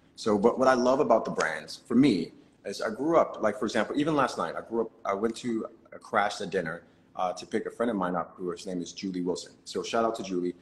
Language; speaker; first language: English; native; English